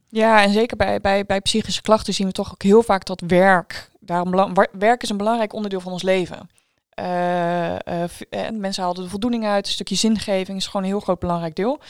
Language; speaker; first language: Dutch; native; Dutch